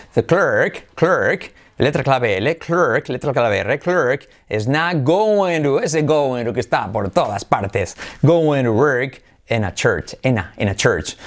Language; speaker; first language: English; non-native, fluent; Spanish